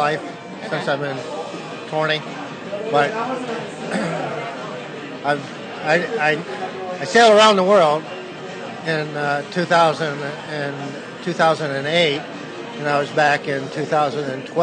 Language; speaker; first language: English; native; English